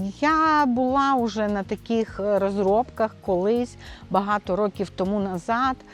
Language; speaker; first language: Ukrainian; non-native, local second language; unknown